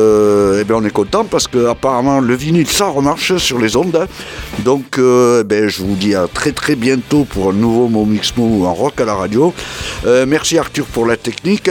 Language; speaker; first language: French; native; French